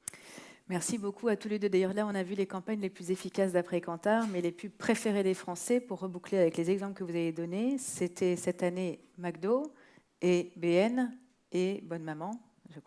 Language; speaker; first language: French; native; French